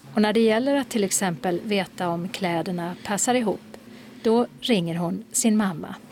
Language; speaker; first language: Swedish; native; Swedish